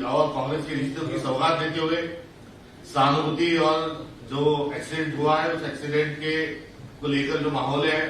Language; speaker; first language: Hindi; non-native, local second language; Marathi